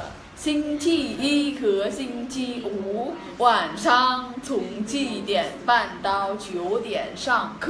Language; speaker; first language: Chinese; non-native, fluent; Vietnamese